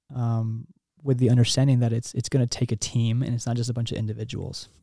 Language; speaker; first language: English; native; English